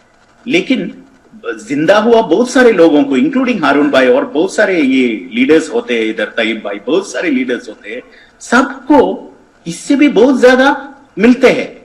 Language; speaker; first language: Hindi; non-native, fluent; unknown